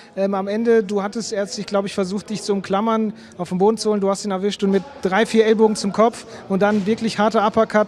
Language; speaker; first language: German; native; German